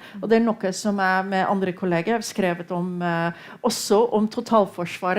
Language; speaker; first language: Norwegian; non-native, fluent; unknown